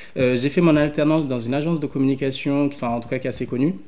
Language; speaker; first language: French; early bilingual, other home language; English